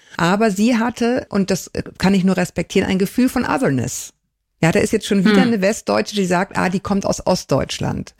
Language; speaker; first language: German; native; German